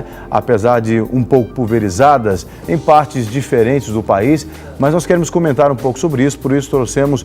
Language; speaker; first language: Portuguese; native; Portuguese